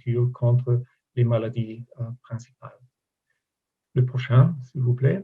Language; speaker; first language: French; non-native, fluent; German